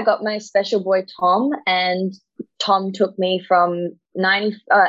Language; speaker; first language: English; native; English